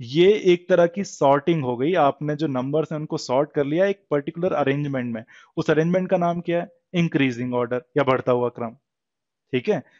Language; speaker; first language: Hindi; native; Hindi